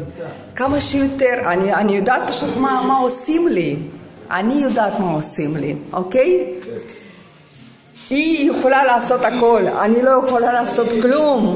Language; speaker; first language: Hebrew; non-native, fluent; Russian